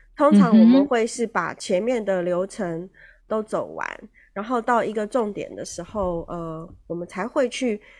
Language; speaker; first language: Chinese; native; Chinese